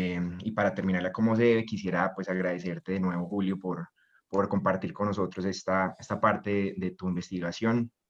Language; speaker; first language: Spanish; native; Spanish